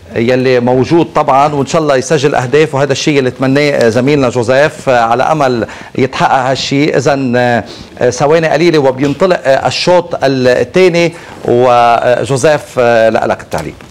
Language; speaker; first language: Arabic; native; Arabic